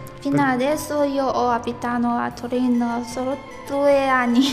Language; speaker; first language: Italian; non-native, learner; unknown